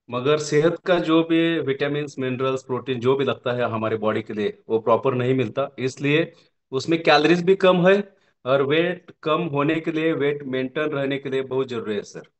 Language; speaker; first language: Hindi; non-native, local second language; Marathi